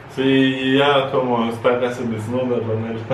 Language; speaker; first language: Spanish; non-native, fluent; Russian